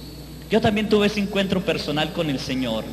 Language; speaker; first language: Spanish; native; Spanish